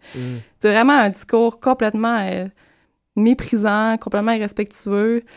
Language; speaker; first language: French; native; French